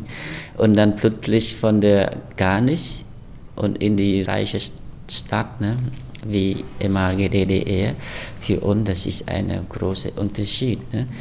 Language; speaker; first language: German; non-native, fluent; Khmer